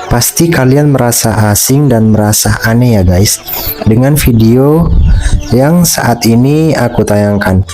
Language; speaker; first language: Indonesian; non-native, local second language; Madurese